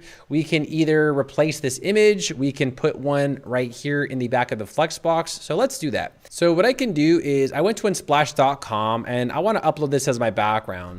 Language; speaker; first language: English; native; English